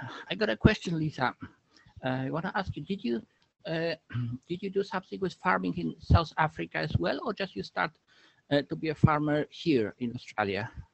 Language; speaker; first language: English; non-native, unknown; Polish